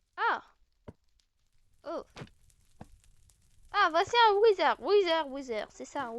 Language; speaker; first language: French; native; French